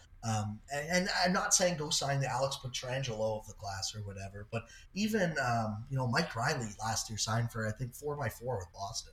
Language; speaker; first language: English; native; English